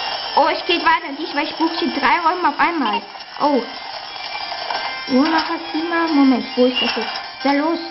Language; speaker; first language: German; native; German